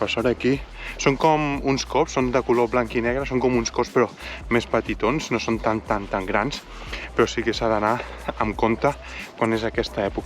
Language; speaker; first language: Catalan; native; Catalan